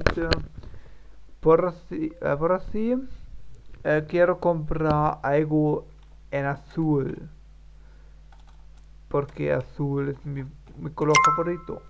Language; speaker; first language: Spanish; non-native, learner; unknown